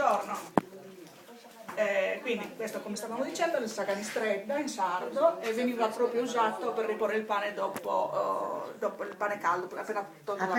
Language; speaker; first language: Italian; native; Italian